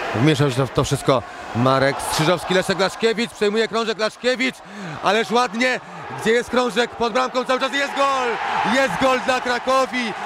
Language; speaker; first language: Polish; native; Polish